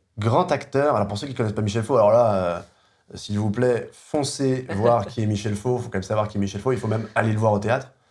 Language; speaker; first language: French; native; French